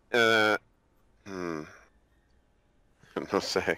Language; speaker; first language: Spanish; non-native, learner; English